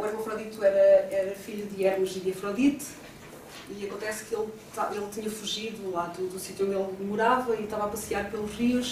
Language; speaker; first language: Portuguese; native; Portuguese